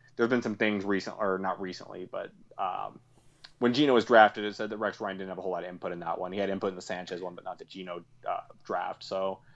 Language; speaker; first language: English; native; English